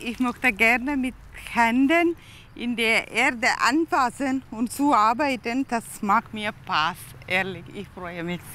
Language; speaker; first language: German; non-native, learner; Tamil